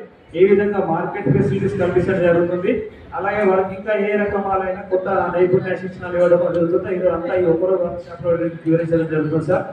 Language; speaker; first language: Telugu; native; Telugu